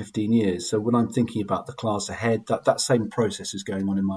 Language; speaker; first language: English; native; English